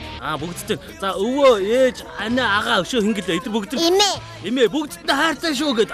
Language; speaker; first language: Mongolian; native; Mongolian